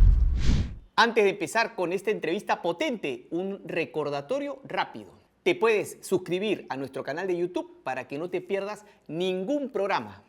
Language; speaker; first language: Spanish; native; Spanish